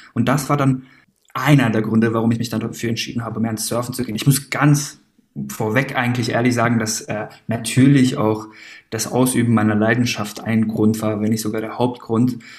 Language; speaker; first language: German; early bilingual, other home language; Persian